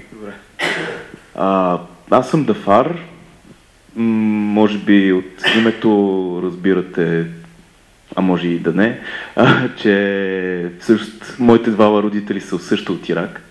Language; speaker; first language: Bulgarian; early bilingual, other home language; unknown